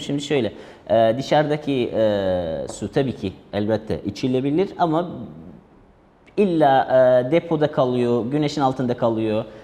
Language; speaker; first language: Turkish; non-native, fluent; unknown